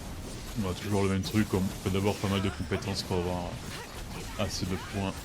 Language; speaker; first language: French; native; French